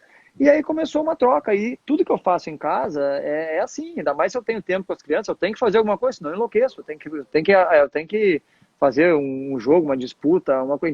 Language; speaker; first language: Portuguese; native; Portuguese